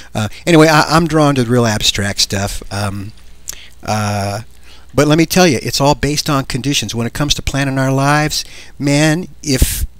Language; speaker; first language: English; native; English